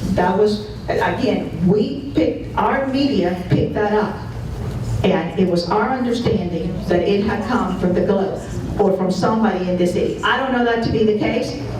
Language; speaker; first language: English; non-native, fluent; Spanish